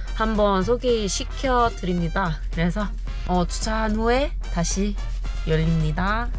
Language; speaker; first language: Korean; non-native, fluent; English